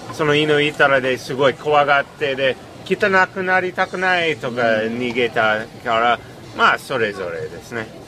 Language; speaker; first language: Japanese; non-native, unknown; English